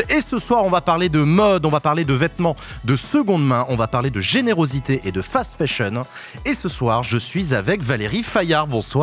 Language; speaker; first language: French; native; French